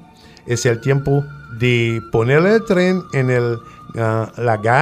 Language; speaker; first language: Spanish; non-native, fluent; French